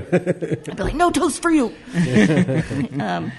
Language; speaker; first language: English; native; English